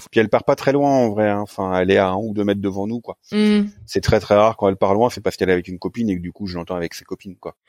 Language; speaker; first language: French; native; French